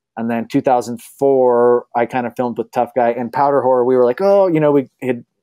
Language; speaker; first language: English; native; English